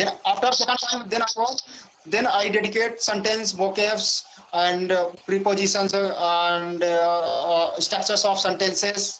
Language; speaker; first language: English; non-native, learner; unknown